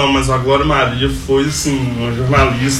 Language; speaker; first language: Portuguese; native; Portuguese